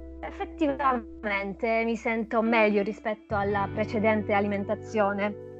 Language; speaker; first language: Italian; non-native, fluent; Polish